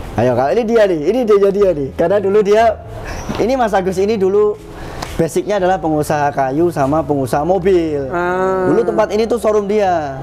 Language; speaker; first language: Indonesian; non-native, local second language; Javanese